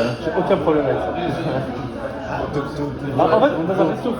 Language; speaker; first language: French; native; French